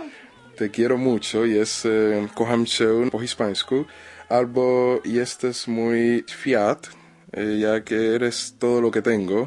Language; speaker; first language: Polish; non-native, learner; Spanish